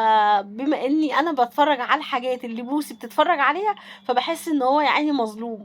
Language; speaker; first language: Arabic; native; Arabic